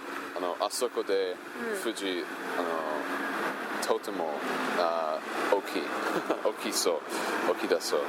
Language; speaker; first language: Japanese; non-native, learner; English